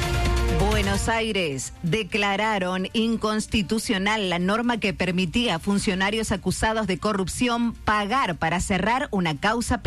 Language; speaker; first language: Spanish; native; Spanish